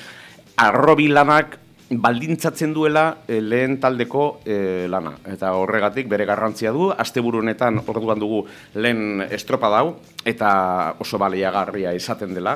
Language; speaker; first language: Basque; native; Basque